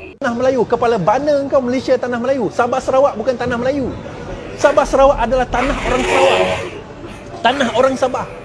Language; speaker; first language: Malay; non-native, local second language; Chinese